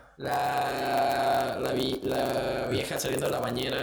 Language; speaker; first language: Spanish; native; Spanish